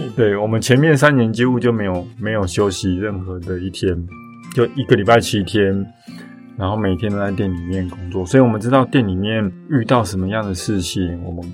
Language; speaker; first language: Chinese; native; Chinese